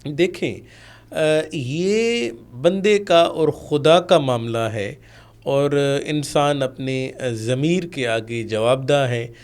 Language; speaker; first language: Urdu; non-native, local second language; Sindhi